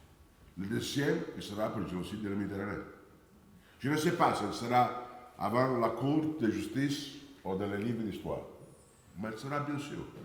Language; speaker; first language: French; non-native, fluent; Italian